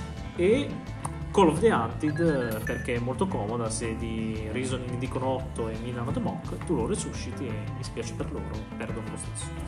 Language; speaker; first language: Italian; native; Italian